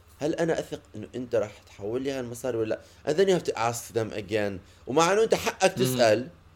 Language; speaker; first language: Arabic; native; Arabic